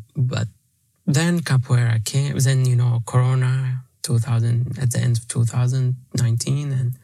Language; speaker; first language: English; non-native, fluent; Arabic